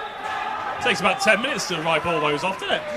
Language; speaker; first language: English; native; English